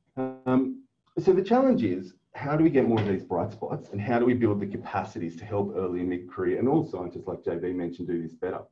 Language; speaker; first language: English; native; English